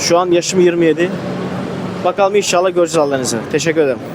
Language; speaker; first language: Turkish; native; Turkish